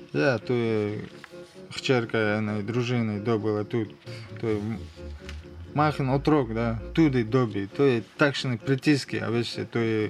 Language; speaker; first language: Slovenian; non-native, learner; Russian